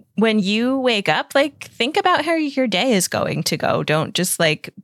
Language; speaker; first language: English; native; English